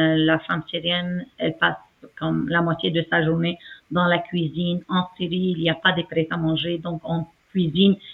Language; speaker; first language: French; non-native, fluent; Arabic